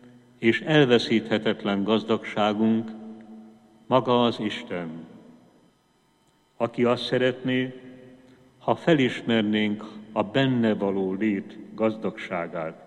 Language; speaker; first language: Hungarian; native; Hungarian